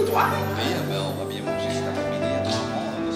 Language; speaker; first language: French; native; French